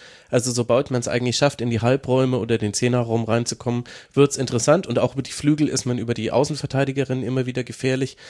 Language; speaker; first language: German; native; German